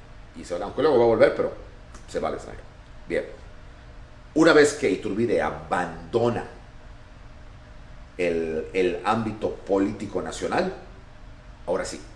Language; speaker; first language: Spanish; native; Spanish